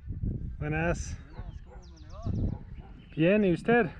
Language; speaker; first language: Spanish; non-native, learner; English